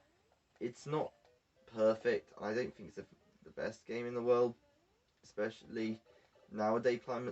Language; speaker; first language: English; native; English